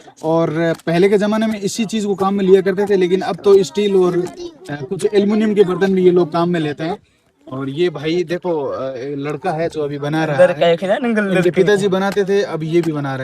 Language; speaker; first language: Hindi; native; Hindi